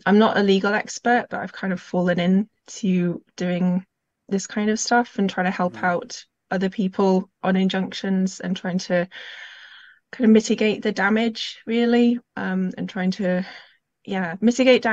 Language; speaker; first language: English; native; English